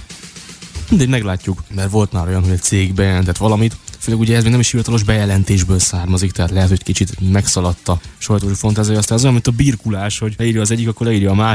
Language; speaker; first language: Hungarian; native; Hungarian